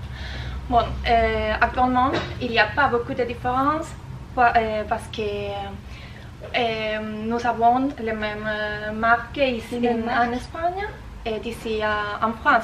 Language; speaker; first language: French; non-native, learner; Spanish